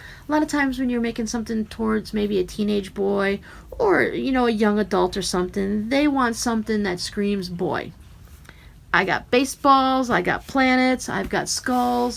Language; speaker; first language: English; native; English